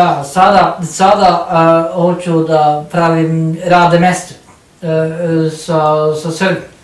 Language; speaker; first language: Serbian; non-native, learner; Norwegian